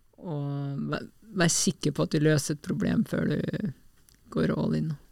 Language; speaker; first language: Norwegian; native; Norwegian